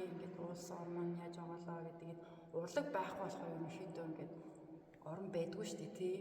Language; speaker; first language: Mongolian; early bilingual, heritage; Mongolian